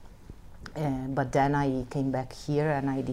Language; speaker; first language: English; non-native, fluent; Italian